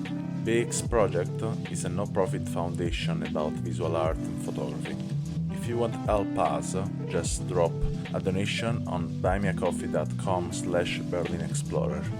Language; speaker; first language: English; non-native, fluent; Italian